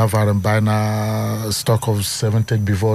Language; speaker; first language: Dutch; non-native, fluent; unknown